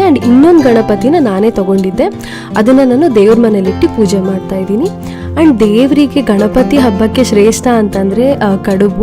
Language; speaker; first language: Kannada; native; Kannada